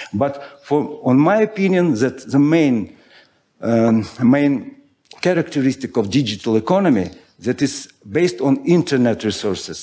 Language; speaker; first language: English; non-native, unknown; Russian